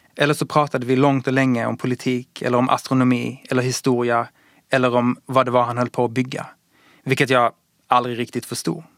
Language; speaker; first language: Swedish; early bilingual, other home language; Persian